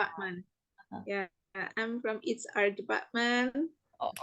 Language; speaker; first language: English; non-native, fluent; Indonesian